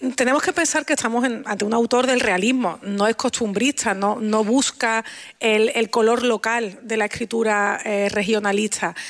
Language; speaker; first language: Spanish; native; Spanish